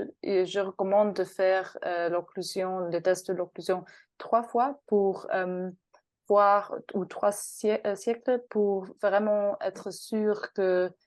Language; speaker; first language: French; non-native, fluent; German